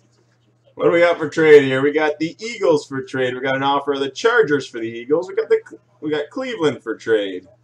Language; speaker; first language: English; native; English